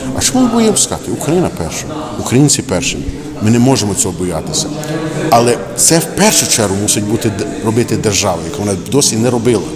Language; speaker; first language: Ukrainian; native; Ukrainian